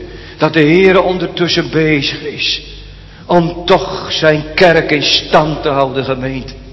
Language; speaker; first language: Dutch; native; Dutch